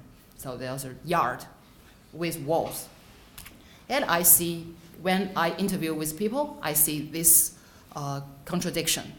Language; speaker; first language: English; non-native, fluent; Chinese